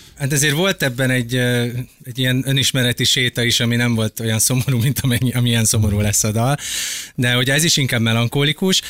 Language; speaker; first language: Hungarian; native; Hungarian